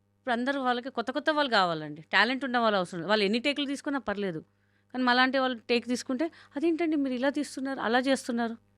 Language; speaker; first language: Telugu; non-native, local second language; Hindi